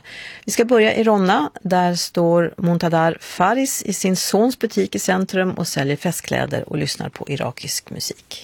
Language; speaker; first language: Swedish; native; Swedish